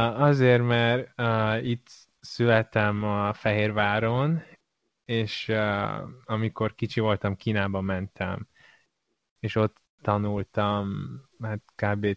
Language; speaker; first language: Hungarian; non-native, learner; Chinese